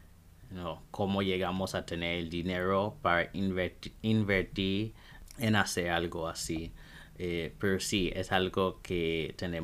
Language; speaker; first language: Spanish; non-native, fluent; English